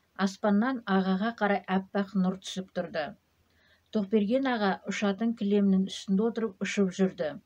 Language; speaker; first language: Kazakh; native; Kazakh